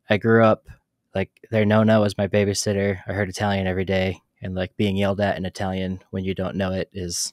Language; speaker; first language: English; native; English